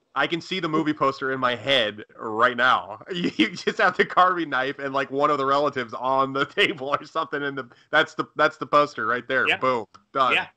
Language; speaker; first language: English; native; English